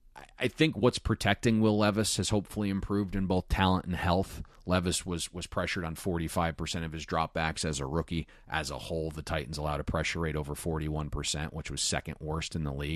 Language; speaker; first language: English; native; English